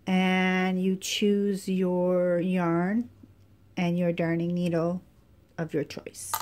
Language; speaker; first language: English; native; English